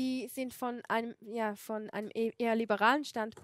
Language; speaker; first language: German; non-native, fluent; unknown